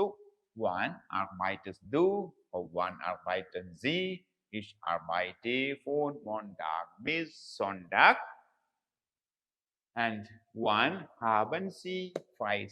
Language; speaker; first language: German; non-native, learner; Malayalam